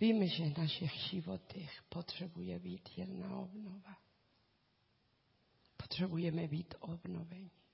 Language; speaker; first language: Czech; non-native, learner; Spanish